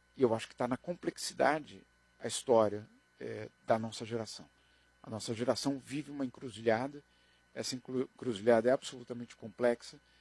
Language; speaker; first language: Portuguese; native; Portuguese